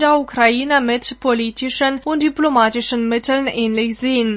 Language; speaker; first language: German; non-native, fluent; Russian